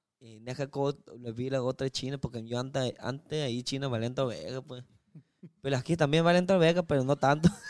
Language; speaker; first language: Spanish; non-native, learner; Chinese